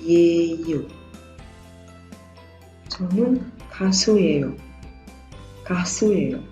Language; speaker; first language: Korean; non-native, fluent; Indonesian